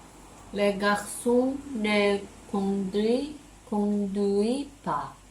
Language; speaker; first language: French; non-native, learner; Chinese